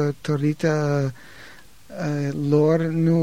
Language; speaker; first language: Romanian; non-native, learner; English